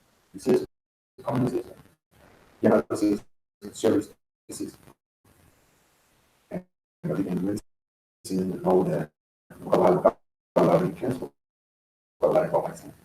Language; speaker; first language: English; non-native, learner; Spanish